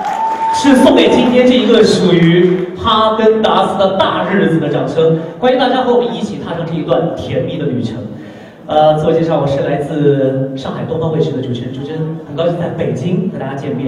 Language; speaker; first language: Chinese; native; Chinese